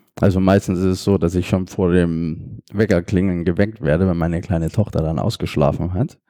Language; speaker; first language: German; native; German